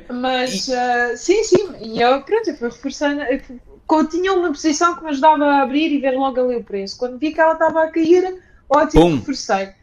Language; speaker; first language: Portuguese; early bilingual, other home language; Ukrainian